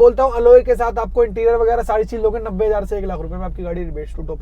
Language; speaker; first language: Hindi; native; Hindi